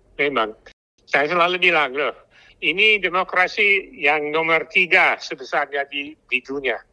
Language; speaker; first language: Indonesian; non-native, fluent; English